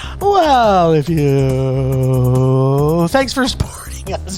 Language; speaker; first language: English; native; English